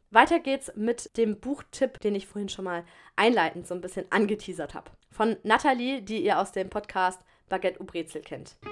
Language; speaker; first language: German; native; German